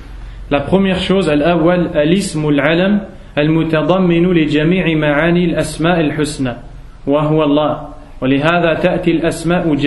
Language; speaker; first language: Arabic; non-native, fluent; French